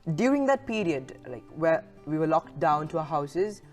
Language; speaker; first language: English; non-native, local second language; Sinhala